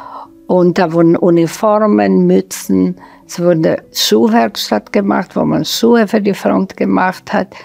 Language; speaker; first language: German; non-native, fluent; Slovak